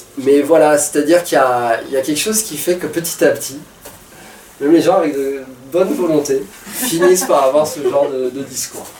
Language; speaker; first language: French; native; French